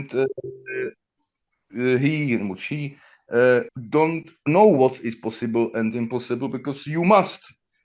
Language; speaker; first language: English; non-native, learner; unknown